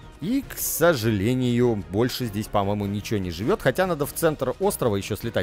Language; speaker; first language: Russian; native; Russian